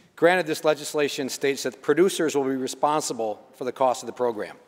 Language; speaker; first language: English; native; English